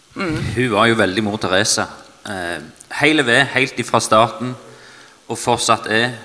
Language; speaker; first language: Norwegian; native; Norwegian